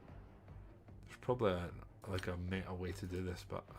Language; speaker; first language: English; native; English